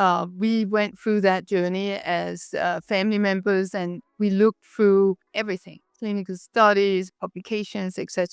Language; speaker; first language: English; non-native, fluent; Danish